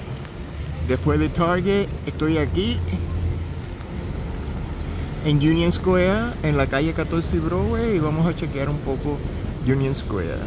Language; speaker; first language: Spanish; early bilingual, heritage; Spanish